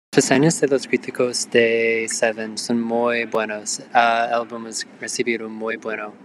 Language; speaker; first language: Spanish; non-native, learner; English